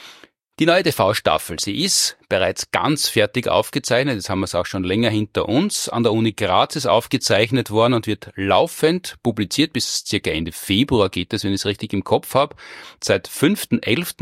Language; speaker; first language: German; native; German